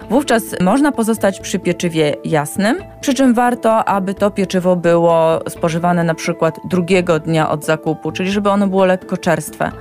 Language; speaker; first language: Polish; native; Polish